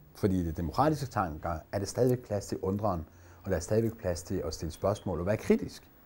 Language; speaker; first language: Danish; early bilingual, other home language; Persian